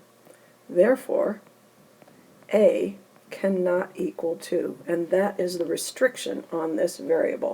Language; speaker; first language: English; native; English